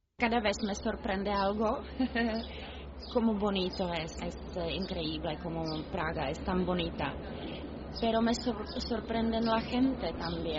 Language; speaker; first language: Spanish; non-native, fluent; Czech